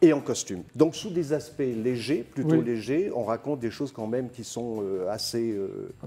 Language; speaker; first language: French; native; French